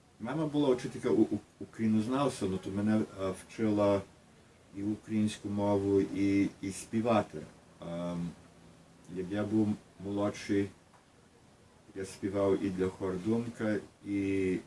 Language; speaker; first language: Ukrainian; early bilingual, heritage; Ukrainian